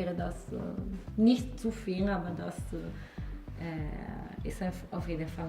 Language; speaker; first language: German; non-native, fluent; Italian